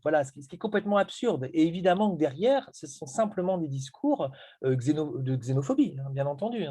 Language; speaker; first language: French; native; French